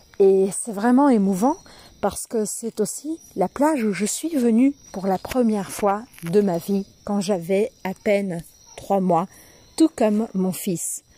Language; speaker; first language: French; non-native, fluent; Portuguese